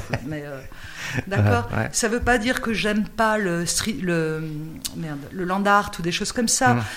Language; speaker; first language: French; native; French